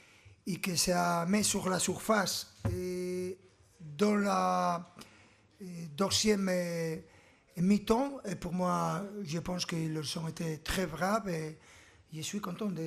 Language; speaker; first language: French; non-native, learner; Spanish